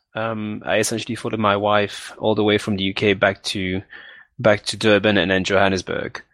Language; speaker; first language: English; non-native, fluent; French